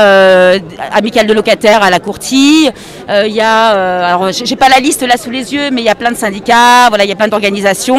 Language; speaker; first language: French; native; French